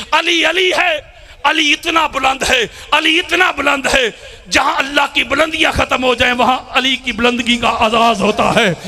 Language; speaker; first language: Urdu; non-native, local second language; Punjabi